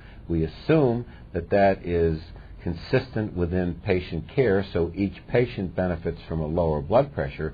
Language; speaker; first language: English; native; English